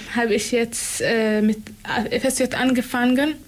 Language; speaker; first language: German; non-native, fluent; Tigrinya